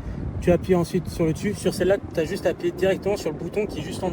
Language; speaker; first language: French; native; French